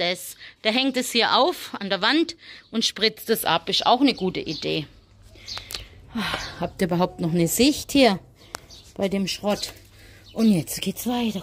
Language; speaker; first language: German; native; German